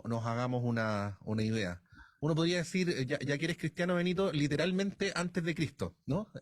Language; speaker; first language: Spanish; native; Spanish